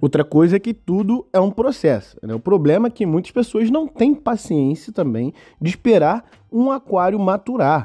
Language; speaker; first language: Portuguese; native; Portuguese